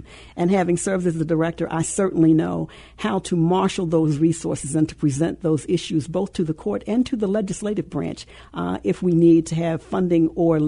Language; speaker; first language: English; native; English